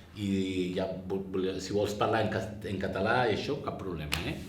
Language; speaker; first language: Catalan; non-native, local second language; Spanish